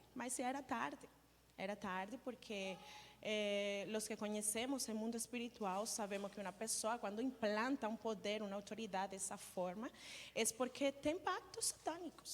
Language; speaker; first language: Portuguese; non-native, learner; Spanish